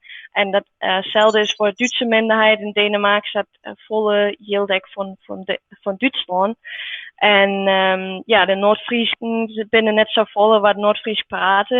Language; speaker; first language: Dutch; non-native, learner; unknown